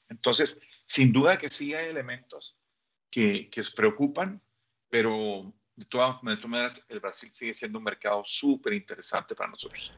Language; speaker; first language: Spanish; native; Spanish